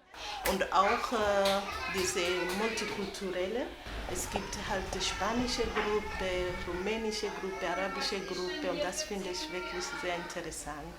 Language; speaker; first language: German; non-native, fluent; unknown